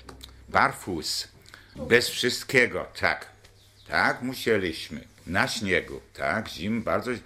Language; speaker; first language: Polish; non-native, local second language; German